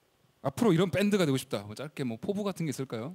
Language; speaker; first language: Korean; native; Korean